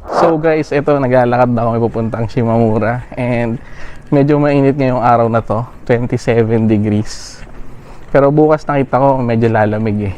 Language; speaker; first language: Filipino; native; Filipino